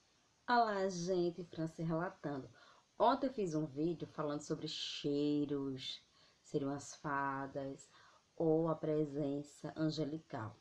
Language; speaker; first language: Portuguese; native; Portuguese